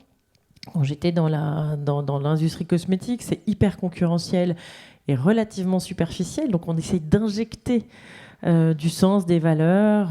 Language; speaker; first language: French; native; French